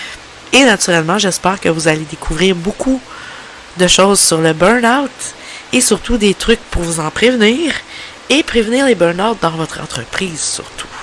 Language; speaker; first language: French; native; French